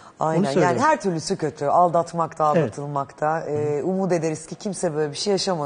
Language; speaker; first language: Turkish; native; Turkish